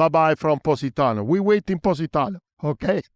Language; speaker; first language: English; non-native, learner; Italian